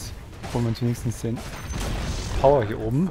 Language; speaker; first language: German; native; German